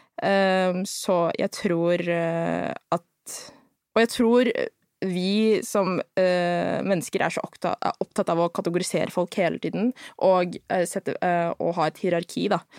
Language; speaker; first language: Norwegian; early bilingual, other home language; Filipino